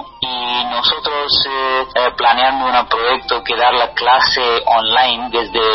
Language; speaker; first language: Spanish; non-native, learner; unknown